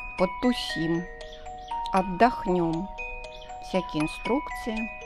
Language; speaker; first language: Russian; native; Russian